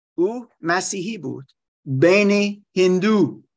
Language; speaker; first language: Persian; non-native, learner; German